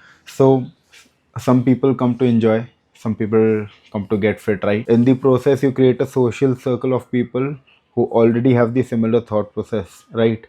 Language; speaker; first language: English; non-native, local second language; Hindi